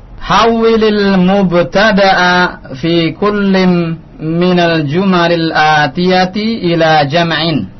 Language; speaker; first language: Arabic; non-native, fluent; Indonesian